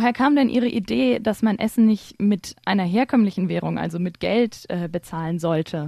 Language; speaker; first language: German; native; German